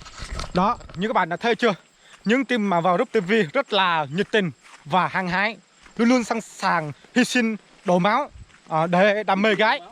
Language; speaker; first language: Vietnamese; non-native, local second language; Jarai